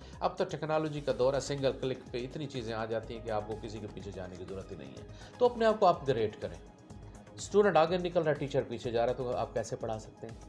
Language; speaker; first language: Urdu; non-native, local second language; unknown